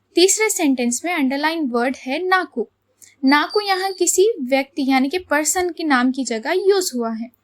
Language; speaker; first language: Hindi; non-native, local second language; Telugu